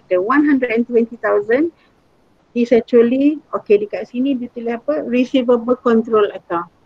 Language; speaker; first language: English; non-native, local second language; Malay